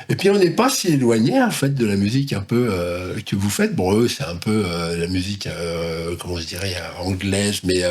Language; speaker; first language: French; native; French